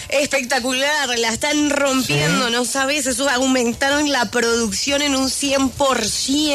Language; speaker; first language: Spanish; native; Spanish